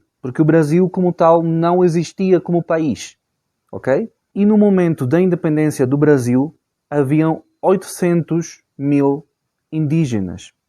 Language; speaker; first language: Portuguese; non-native, fluent; Spanish